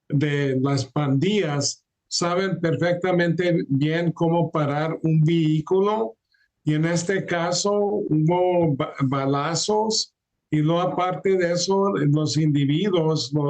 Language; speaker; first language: Spanish; early bilingual, heritage; Spanish